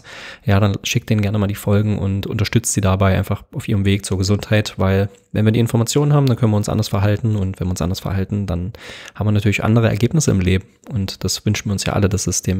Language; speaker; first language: German; native; German